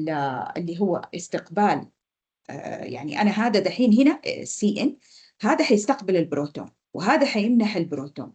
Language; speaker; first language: Arabic; native; Arabic